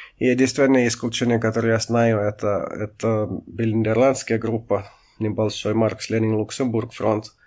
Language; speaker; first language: Russian; non-native, fluent; Finnish